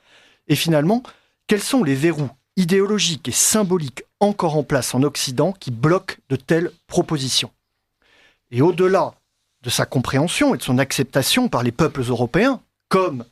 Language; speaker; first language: French; native; French